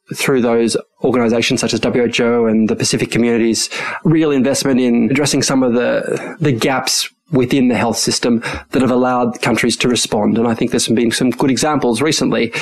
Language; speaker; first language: English; early bilingual, other home language; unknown